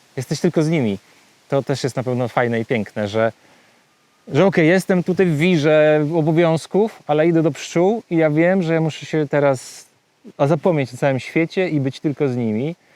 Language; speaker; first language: Polish; native; Polish